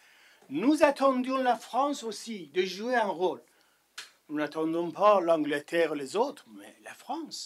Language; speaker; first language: French; non-native, fluent; Persian